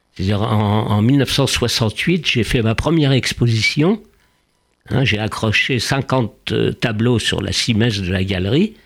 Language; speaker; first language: French; early bilingual, other home language; Yiddish